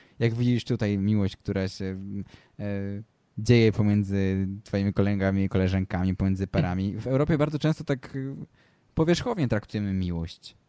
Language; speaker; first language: Polish; native; Polish